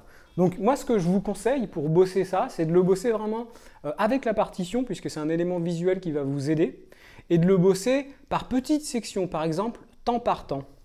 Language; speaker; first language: French; native; French